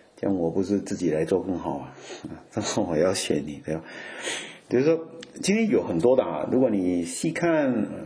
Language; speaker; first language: Chinese; native; Chinese